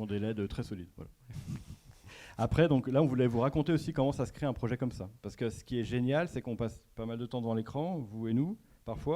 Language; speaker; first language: French; native; French